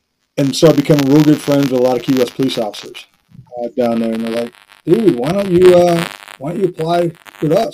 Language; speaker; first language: English; native; English